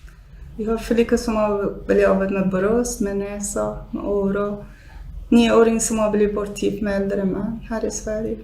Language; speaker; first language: Swedish; non-native, fluent; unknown